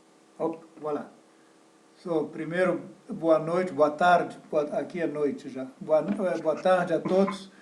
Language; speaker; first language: Portuguese; non-native, fluent; French